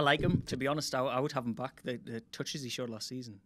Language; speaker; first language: English; native; English